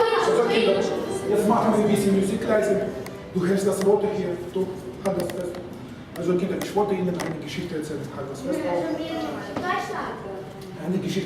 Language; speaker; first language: German; non-native, fluent; Russian